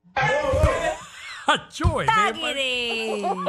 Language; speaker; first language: Spanish; native; Spanish